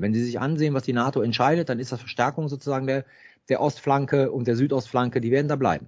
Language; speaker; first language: German; native; German